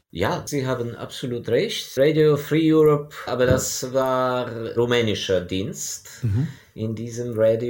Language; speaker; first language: German; non-native, fluent; Ukrainian